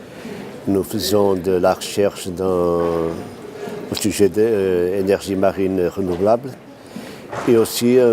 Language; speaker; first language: French; non-native, fluent; Portuguese